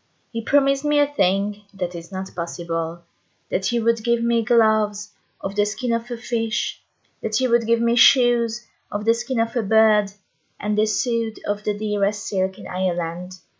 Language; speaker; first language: English; non-native, fluent; Hungarian